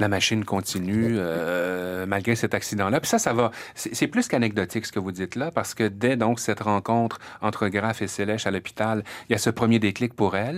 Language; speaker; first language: French; native; French